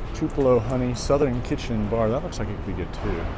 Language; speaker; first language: English; native; English